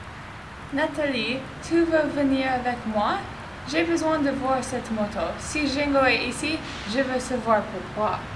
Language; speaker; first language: French; non-native, learner; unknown